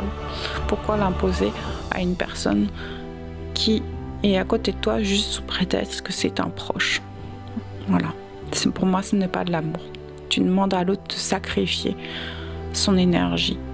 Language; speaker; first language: French; native; French